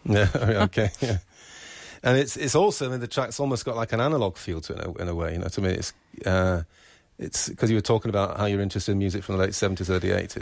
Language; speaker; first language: English; native; English